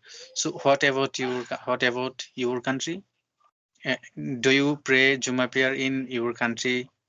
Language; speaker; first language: English; non-native, learner; Bangla